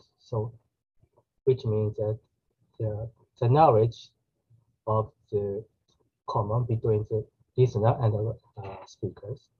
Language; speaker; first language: English; non-native, learner; Japanese